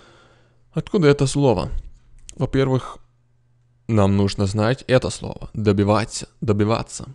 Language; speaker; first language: Russian; non-native, fluent; Lithuanian